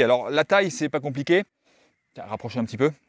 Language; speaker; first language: French; native; French